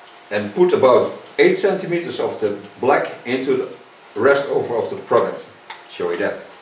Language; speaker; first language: English; non-native, fluent; Dutch